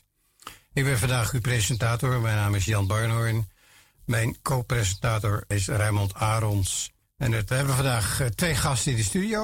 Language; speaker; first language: Dutch; native; Dutch